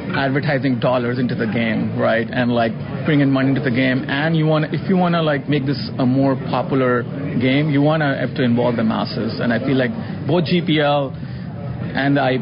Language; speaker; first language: English; non-native, local second language; Hindi